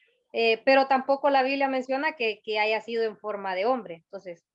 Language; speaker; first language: Spanish; native; Spanish